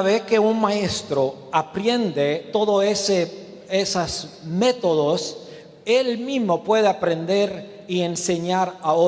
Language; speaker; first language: Spanish; non-native, learner; Romanian